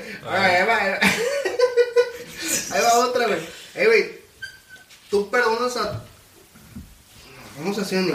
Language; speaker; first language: Spanish; early bilingual, heritage; Spanish